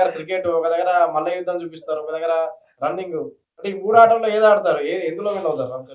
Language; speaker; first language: Telugu; native; Telugu